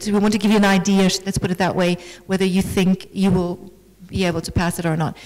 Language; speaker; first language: English; non-native, fluent; German